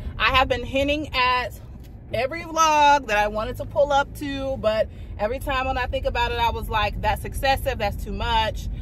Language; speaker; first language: English; native; English